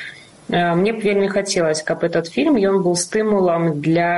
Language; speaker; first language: Belarusian; non-native, local second language; Russian